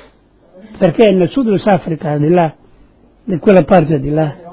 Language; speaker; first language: Italian; non-native, local second language; Friulian